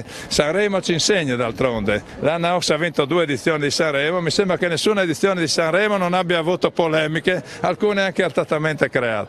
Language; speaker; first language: Italian; native; Italian